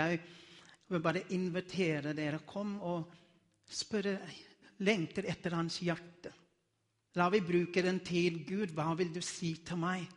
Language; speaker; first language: Norwegian; non-native, learner; Afrikaans